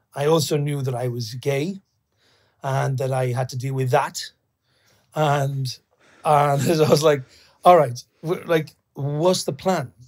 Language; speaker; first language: English; native; English